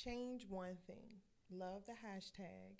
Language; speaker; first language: English; native; English